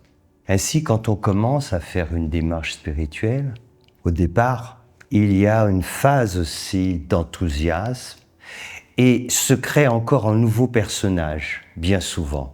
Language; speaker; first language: French; native; French